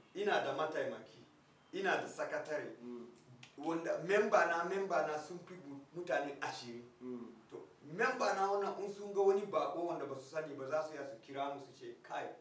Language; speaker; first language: Hausa; non-native, local second language; Fula